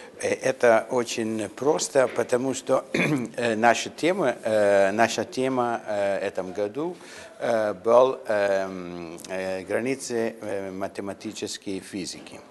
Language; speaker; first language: Russian; non-native, learner; Italian